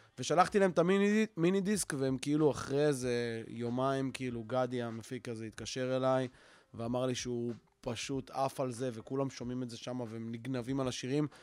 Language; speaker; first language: Hebrew; native; Hebrew